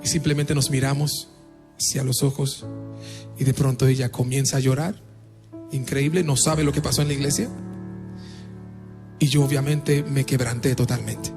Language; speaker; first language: Spanish; non-native, fluent; Haitian Creole